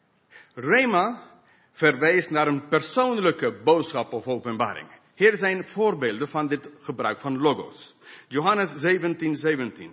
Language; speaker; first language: Dutch; non-native, fluent; English